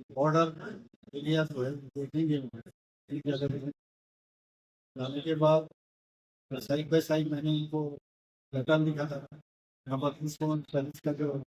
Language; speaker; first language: Hindi; non-native, local second language; Bangla